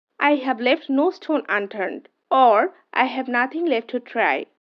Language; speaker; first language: English; non-native, local second language; Bangla